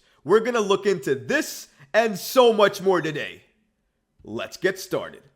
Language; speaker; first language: English; native; English